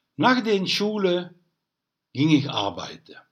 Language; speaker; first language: German; non-native, learner; Dutch